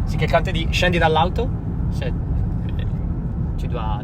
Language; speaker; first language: French; non-native, fluent; Italian